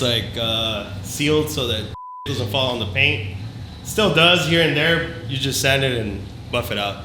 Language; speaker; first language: English; native; English